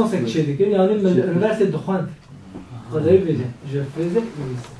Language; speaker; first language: French; non-native, fluent; Kurdish